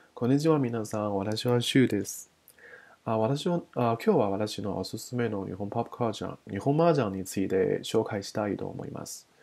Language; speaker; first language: Japanese; non-native, learner; Chinese